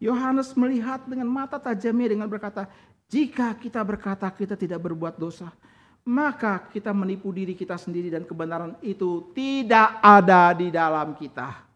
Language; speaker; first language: Indonesian; native; Indonesian